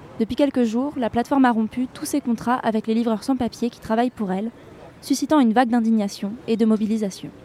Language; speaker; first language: French; native; French